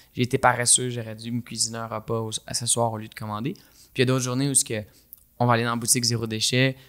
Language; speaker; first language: French; native; French